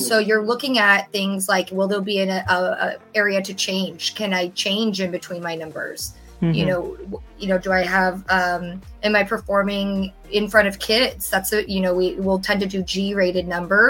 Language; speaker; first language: English; native; English